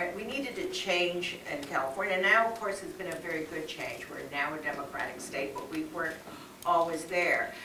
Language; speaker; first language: English; native; English